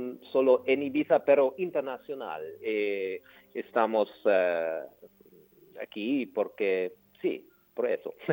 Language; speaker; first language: Spanish; non-native, learner; German